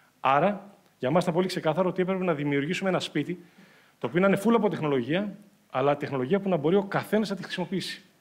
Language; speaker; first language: Greek; native; Greek